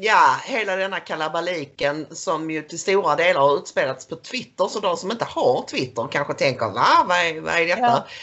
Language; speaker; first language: Swedish; native; Swedish